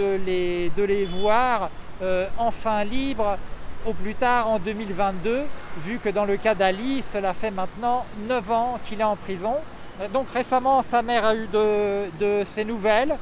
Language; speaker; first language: French; native; French